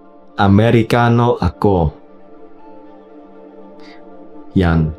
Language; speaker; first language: Filipino; non-native, learner; English